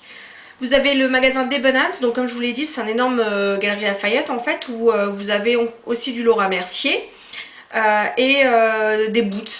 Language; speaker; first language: French; native; French